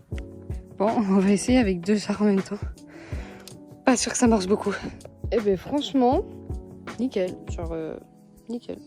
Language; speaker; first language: French; native; French